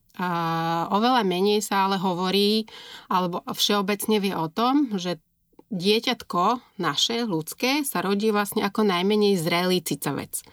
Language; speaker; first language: Slovak; native; Slovak